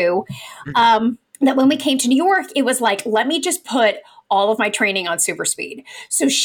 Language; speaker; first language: English; native; English